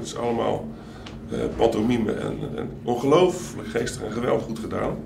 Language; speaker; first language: Dutch; native; Dutch